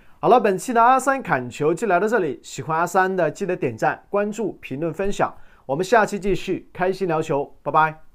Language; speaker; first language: Chinese; native; Chinese